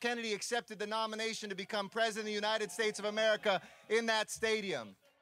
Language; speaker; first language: English; native; English